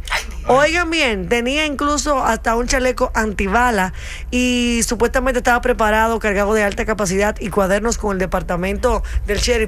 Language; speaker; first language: Spanish; native; Spanish